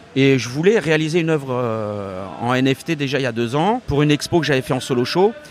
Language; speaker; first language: French; native; French